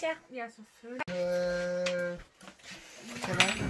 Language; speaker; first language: Danish; native; Danish